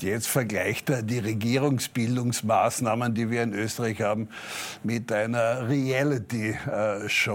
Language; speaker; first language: German; native; German